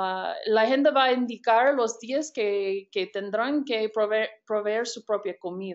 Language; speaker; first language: Spanish; non-native, fluent; English